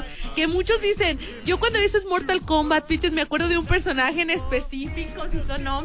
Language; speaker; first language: Spanish; native; Spanish